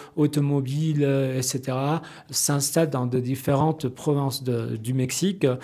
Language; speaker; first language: French; non-native, fluent; Spanish